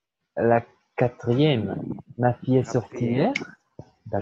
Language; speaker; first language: French; non-native, fluent; Portuguese